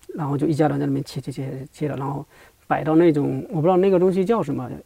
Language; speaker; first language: Chinese; native; Chinese